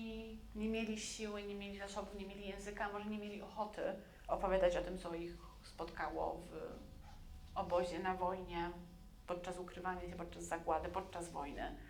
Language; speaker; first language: Polish; native; Polish